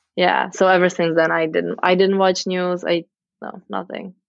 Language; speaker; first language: English; non-native, fluent; Czech